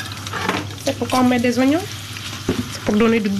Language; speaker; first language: French; non-native, local second language; Fula